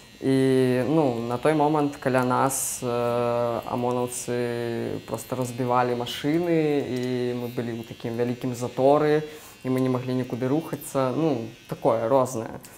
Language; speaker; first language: Belarusian; native; Belarusian